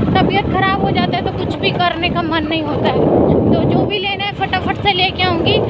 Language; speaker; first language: Hindi; native; Hindi